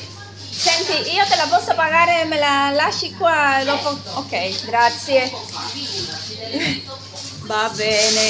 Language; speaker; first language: Italian; non-native, local second language; Spanish